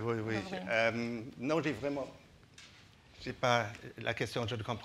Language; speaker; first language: French; non-native, fluent; German